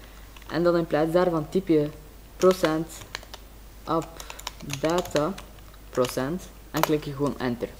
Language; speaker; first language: Dutch; native; Dutch